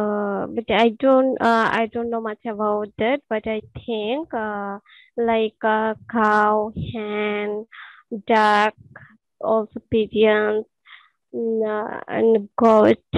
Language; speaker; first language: English; non-native, learner; Bangla